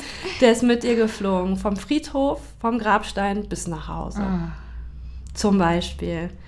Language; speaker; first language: German; native; German